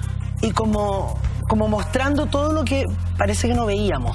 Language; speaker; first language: Spanish; native; Spanish